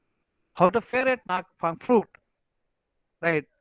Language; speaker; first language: German; non-native, fluent; Marathi